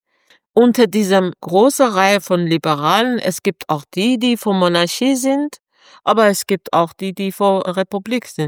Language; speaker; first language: German; non-native, fluent; Persian